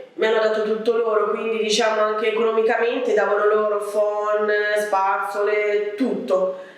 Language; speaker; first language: Italian; early bilingual, other home language; Arabic